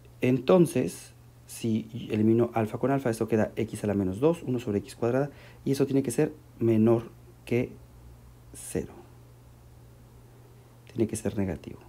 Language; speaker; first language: Spanish; native; Spanish